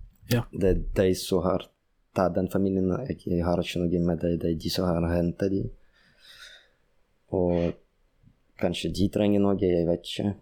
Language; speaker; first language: Norwegian; non-native, fluent; Russian